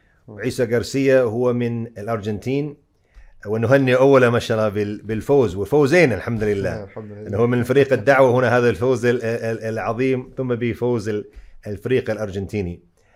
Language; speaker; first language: Arabic; non-native, fluent; English